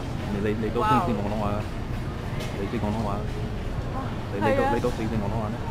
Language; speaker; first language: Cantonese; non-native, fluent; English